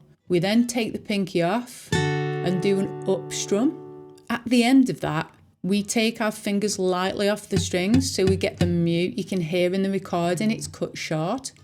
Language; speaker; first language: English; native; English